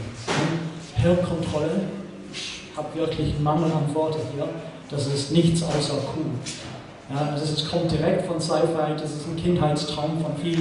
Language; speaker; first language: German; non-native, fluent; English